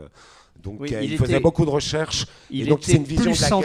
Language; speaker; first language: French; native; French